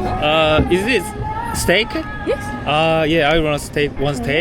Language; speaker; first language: English; non-native, learner; Korean